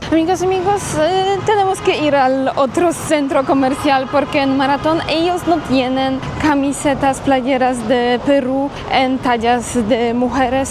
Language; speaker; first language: Spanish; non-native, fluent; Polish